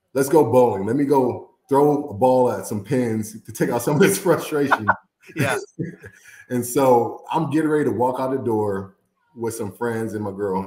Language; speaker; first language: English; native; English